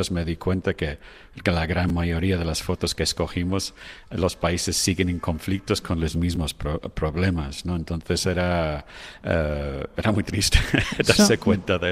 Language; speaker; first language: Spanish; non-native, fluent; French